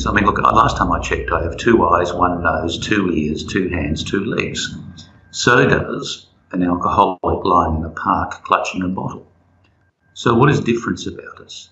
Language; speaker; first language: English; native; English